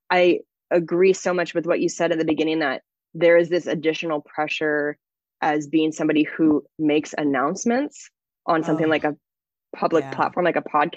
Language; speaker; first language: English; native; English